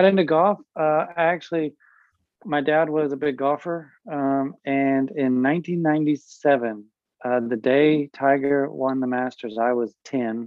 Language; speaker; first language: English; native; English